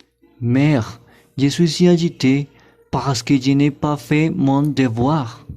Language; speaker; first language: French; non-native, learner; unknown